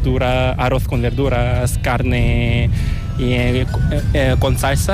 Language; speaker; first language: Spanish; non-native, learner; Korean